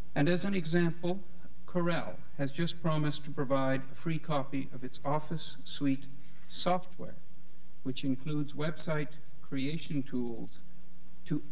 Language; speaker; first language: English; native; English